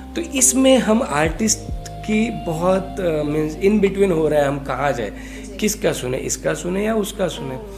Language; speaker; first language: Hindi; non-native, local second language; Marathi